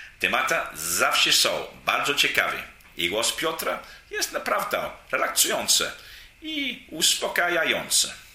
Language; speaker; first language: Polish; non-native, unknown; English